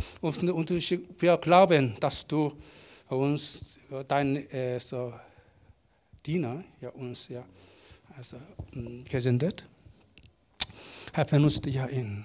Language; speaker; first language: German; non-native, learner; Korean